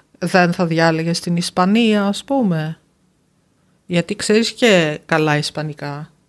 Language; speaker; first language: Greek; native; Greek